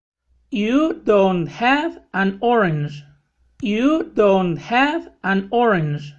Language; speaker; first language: English; non-native, fluent; Spanish